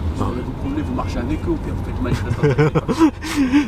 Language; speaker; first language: French; native; French